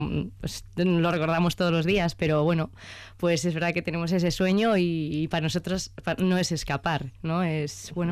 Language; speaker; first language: Spanish; native; Spanish